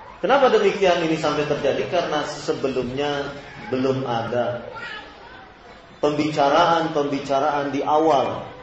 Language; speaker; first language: Indonesian; native; Indonesian